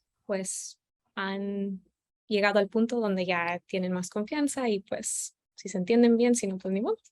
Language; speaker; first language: Spanish; early bilingual, heritage; Spanish